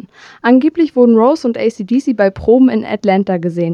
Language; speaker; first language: German; native; German